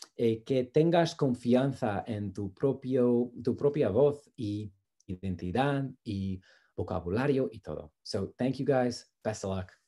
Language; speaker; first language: Spanish; non-native, fluent; English